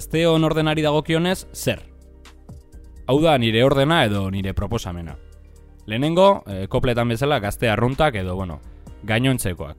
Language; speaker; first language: Basque; native; Basque